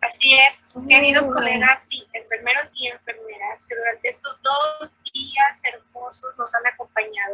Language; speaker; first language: Spanish; native; Spanish